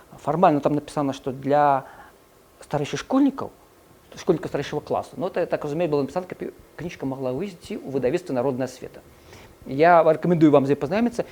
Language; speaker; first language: Belarusian; non-native, local second language; Russian